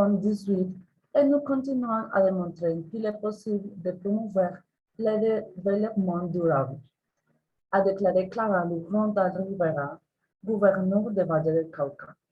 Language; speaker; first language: French; non-native, learner; Spanish